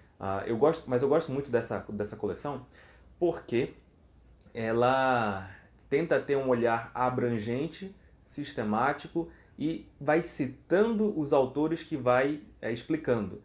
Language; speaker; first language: Portuguese; native; Portuguese